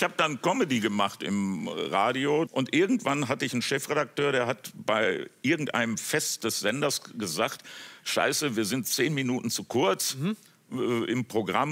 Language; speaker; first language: German; native; German